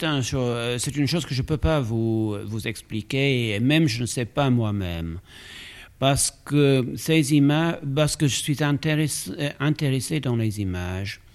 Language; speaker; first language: French; non-native, fluent; English